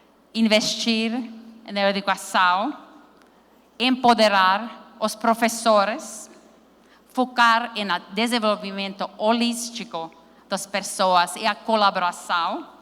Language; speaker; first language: Portuguese; non-native, learner; Finnish